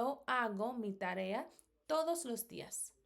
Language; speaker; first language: Spanish; non-native, fluent; English